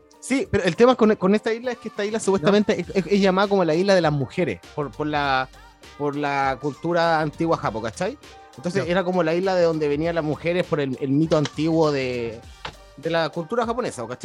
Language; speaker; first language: Spanish; native; Spanish